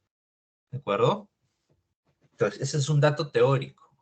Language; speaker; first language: Spanish; native; Spanish